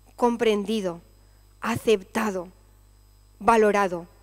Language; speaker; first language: Spanish; native; Spanish